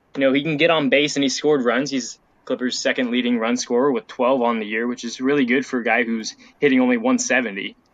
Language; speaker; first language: English; native; English